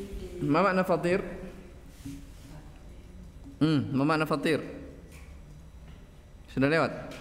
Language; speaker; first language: Arabic; non-native, fluent; Indonesian